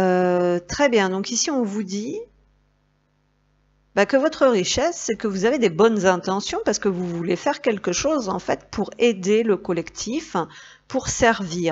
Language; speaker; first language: French; native; French